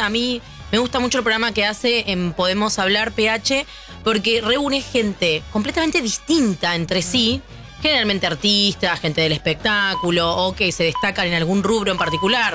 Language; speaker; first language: Spanish; native; Spanish